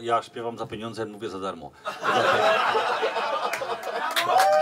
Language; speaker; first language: Polish; non-native, learner; Czech